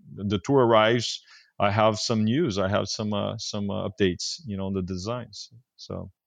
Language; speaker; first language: English; non-native, fluent; Portuguese